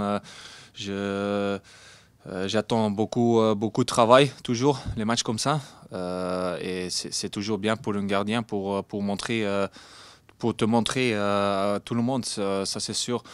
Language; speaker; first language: French; non-native, learner; Dutch